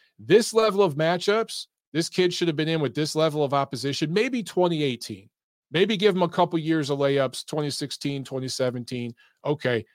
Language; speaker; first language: English; native; English